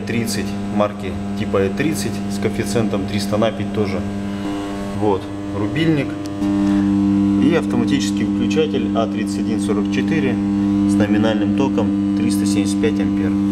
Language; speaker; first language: Russian; native; Russian